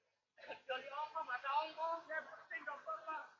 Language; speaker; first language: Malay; non-native, local second language; Sundanese